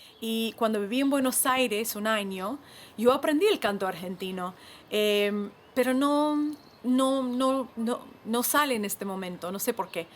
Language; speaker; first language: Spanish; non-native, fluent; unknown